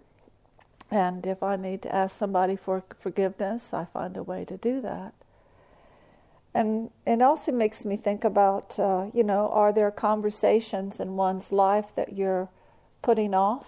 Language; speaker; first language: English; native; English